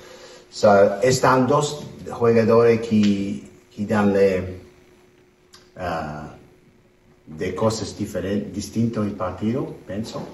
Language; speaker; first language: Spanish; non-native, learner; English